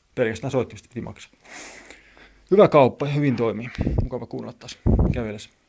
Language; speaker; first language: Finnish; native; Finnish